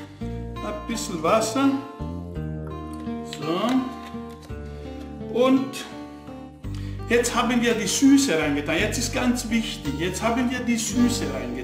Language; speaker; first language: German; non-native, fluent; Italian